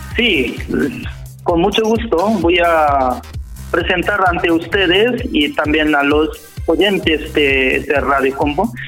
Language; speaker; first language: Spanish; non-native, learner; Korean